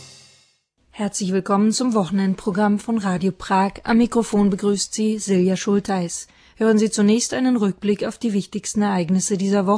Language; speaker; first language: German; native; German